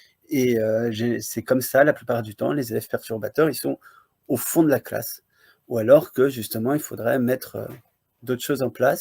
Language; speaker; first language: French; native; French